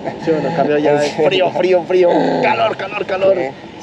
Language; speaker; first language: Spanish; native; Spanish